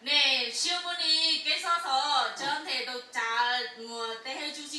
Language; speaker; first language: Korean; non-native, learner; Vietnamese